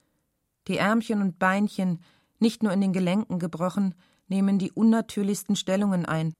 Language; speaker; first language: German; native; German